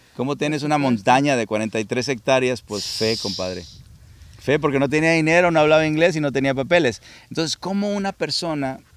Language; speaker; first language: Spanish; native; Spanish